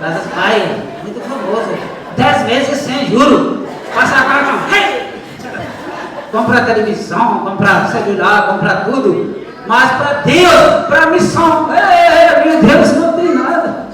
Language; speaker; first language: Portuguese; non-native, learner; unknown